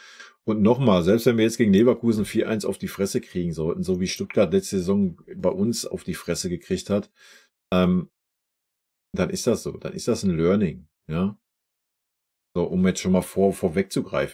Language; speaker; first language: German; native; German